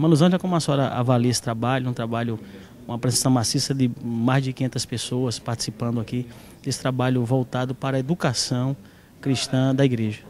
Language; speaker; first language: Portuguese; native; Portuguese